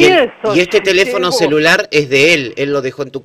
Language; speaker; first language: Spanish; native; Spanish